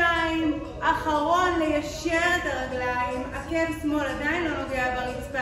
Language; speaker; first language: Hebrew; native; Hebrew